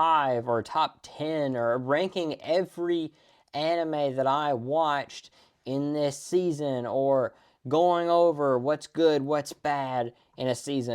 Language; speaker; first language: English; native; English